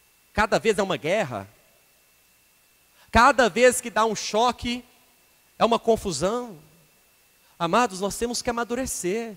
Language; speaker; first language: Portuguese; native; Portuguese